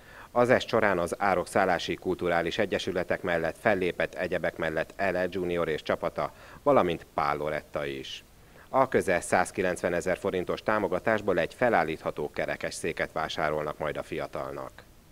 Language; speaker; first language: Hungarian; native; Hungarian